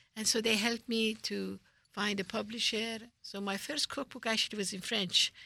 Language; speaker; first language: English; non-native, fluent; Persian